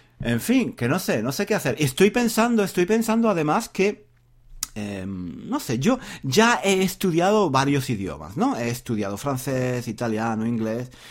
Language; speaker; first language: Spanish; native; Spanish